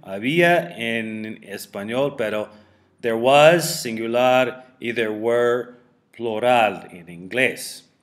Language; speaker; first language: Spanish; non-native, fluent; English